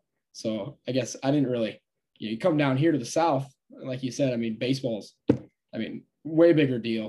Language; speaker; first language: English; native; English